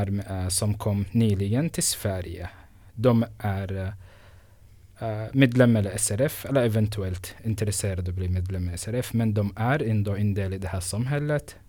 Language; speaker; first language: Swedish; non-native, fluent; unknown